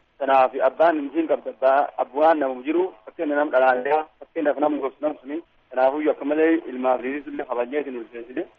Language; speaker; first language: Oromo; native; Oromo